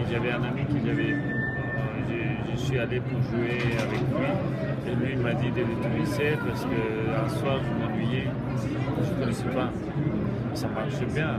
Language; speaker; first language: French; non-native, fluent; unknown